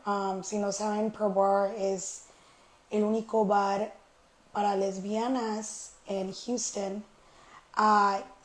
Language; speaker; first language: Spanish; early bilingual, heritage; Spanish